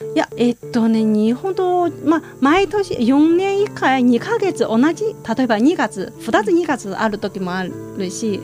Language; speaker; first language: Japanese; non-native, fluent; Chinese